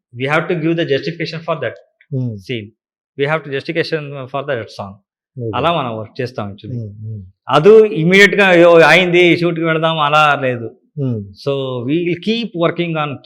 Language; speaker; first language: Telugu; non-native, learner; Kannada